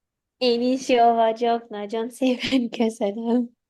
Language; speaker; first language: Hungarian; non-native, learner; English